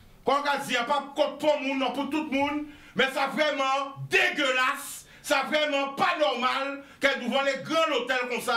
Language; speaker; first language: French; non-native, local second language; Guadeloupean Creole French